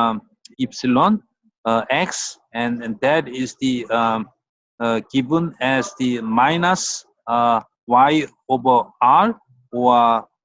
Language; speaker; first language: English; non-native, fluent; Korean